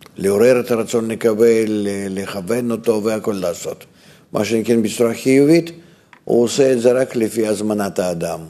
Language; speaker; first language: Hebrew; non-native, fluent; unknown